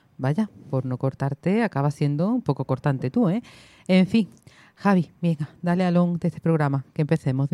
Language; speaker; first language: Spanish; native; Spanish